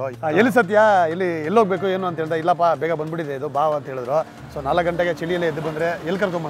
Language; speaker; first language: Kannada; native; Kannada